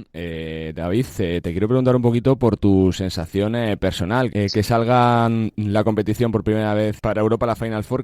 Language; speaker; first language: Spanish; native; Spanish